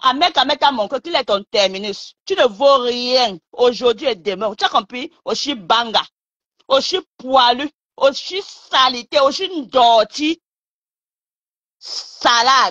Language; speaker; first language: French; non-native, local second language; Lingala